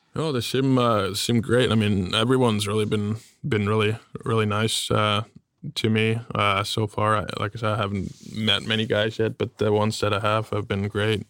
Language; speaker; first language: English; non-native, fluent; German